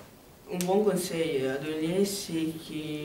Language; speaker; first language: French; non-native, learner; Italian